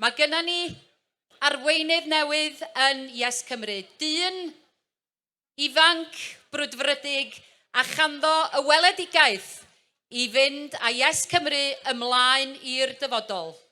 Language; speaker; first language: Welsh; native; Welsh